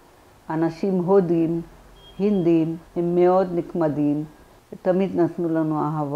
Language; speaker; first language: Hebrew; non-native, fluent; Marathi